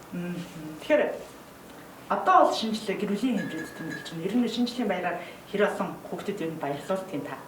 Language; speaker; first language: Mongolian; native; Mongolian